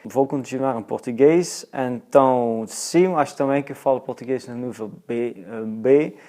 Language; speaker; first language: Portuguese; non-native, fluent; Dutch